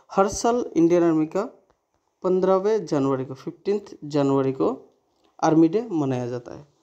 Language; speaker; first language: Hindi; non-native, local second language; Bangla